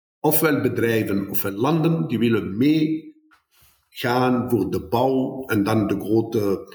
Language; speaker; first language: Dutch; non-native, fluent; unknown